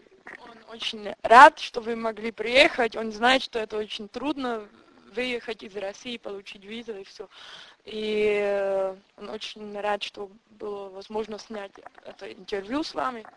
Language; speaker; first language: Russian; non-native, fluent; German